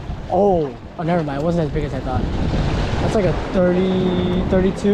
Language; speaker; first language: English; early bilingual, other home language; Korean